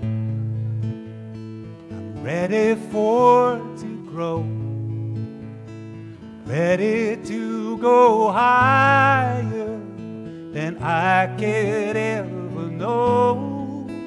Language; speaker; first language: English; native; English